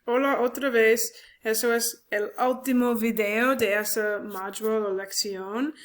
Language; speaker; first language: Spanish; non-native, learner; English